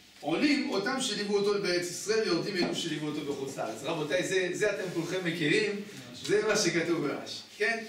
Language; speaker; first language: Hebrew; native; Hebrew